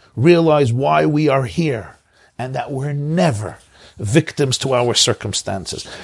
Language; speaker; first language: English; native; English